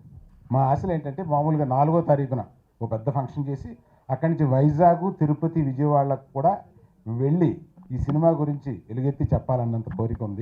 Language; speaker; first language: Telugu; native; Telugu